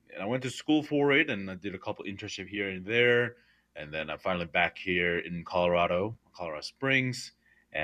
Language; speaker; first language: English; non-native, fluent; Korean